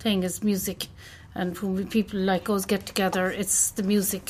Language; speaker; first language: English; native; English